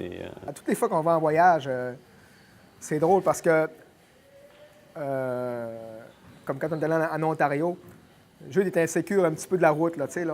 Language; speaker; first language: French; native; French